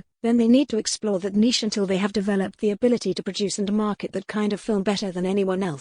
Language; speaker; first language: English; native; English